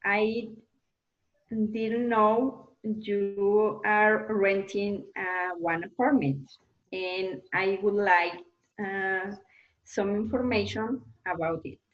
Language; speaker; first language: English; non-native, learner; Spanish